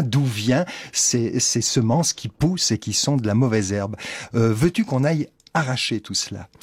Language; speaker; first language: French; native; French